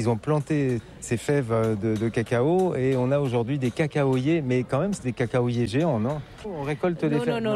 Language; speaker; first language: French; native; French